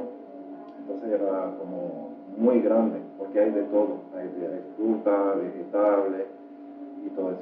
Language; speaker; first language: Spanish; non-native, fluent; French